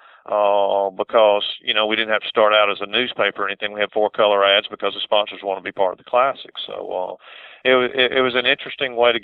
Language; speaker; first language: English; native; English